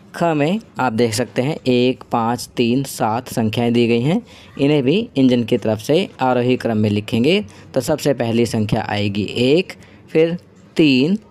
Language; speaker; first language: Hindi; native; Hindi